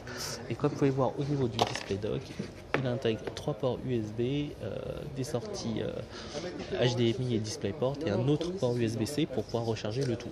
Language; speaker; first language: French; native; French